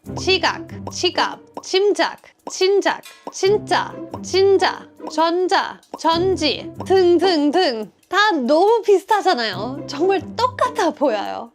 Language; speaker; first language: Korean; non-native, fluent; German